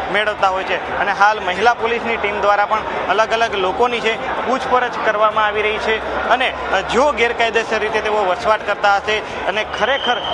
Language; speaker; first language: Gujarati; native; Gujarati